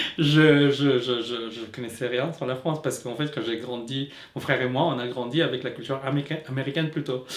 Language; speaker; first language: French; non-native, fluent; Filipino